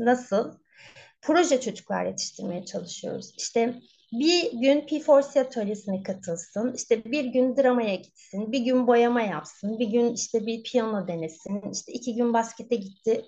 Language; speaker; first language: Turkish; native; Turkish